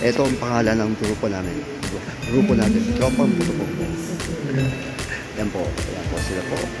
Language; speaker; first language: Filipino; native; Filipino